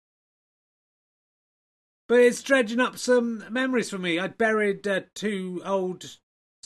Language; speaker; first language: English; native; English